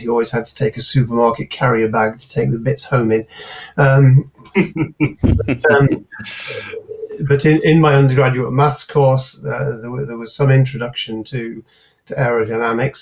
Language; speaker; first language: English; native; English